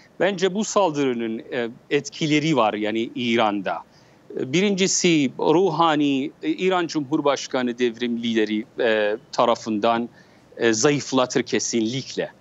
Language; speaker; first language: Turkish; non-native, learner; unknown